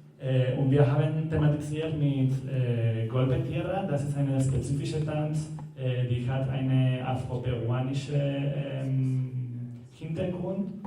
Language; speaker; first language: German; non-native, learner; Spanish